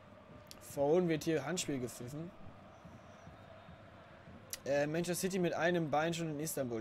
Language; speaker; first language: German; native; German